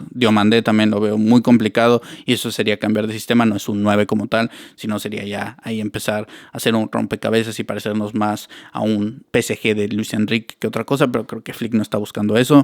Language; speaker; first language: Spanish; native; Spanish